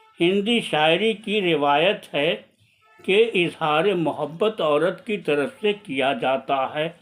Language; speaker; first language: Urdu; native; Urdu